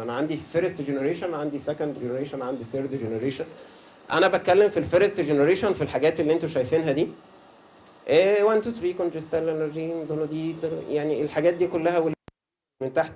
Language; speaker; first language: Arabic; native; Arabic